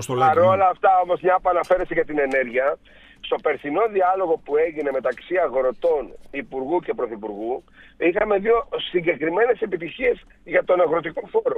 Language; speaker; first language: Greek; native; Greek